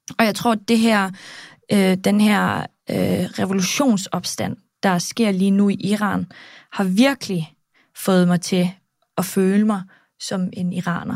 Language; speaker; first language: Danish; early bilingual, other home language; Kurdish